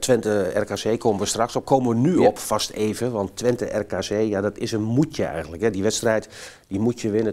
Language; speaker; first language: Dutch; native; Dutch